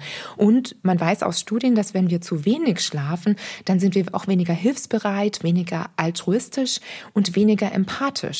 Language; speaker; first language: German; native; German